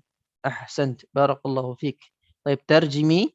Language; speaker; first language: Arabic; non-native, fluent; Indonesian